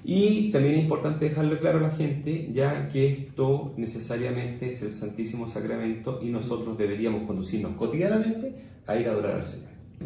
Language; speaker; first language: Spanish; native; Spanish